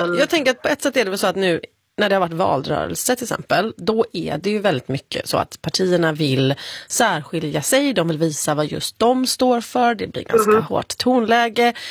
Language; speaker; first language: Swedish; native; Swedish